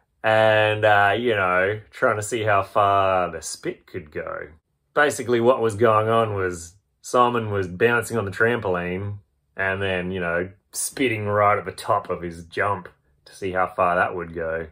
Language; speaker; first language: English; native; English